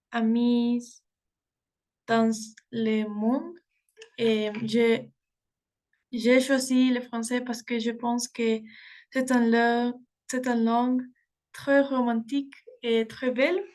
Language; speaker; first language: French; non-native, learner; Spanish